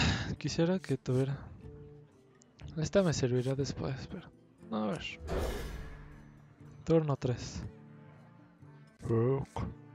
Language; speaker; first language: Spanish; native; Spanish